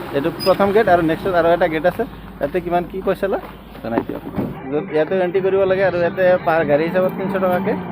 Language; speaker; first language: Assamese; non-native, local second language; Bangla